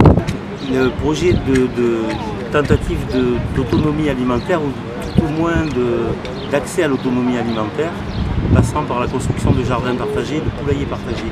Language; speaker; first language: French; native; French